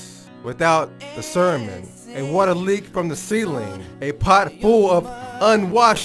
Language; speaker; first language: English; native; English